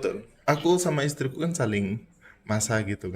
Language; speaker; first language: Indonesian; non-native, fluent; Punjabi